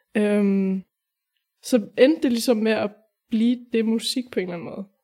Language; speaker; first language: Danish; native; Danish